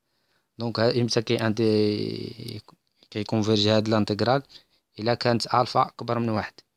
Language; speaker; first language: Arabic; native; Arabic